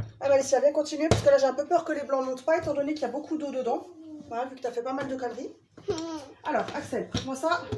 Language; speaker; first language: French; native; French